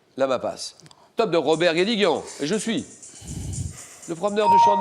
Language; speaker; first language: French; native; French